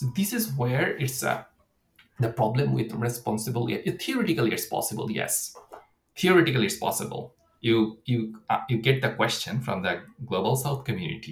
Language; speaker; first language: English; non-native, local second language; Bangla